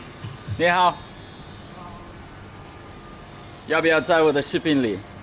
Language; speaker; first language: Chinese; non-native, learner; English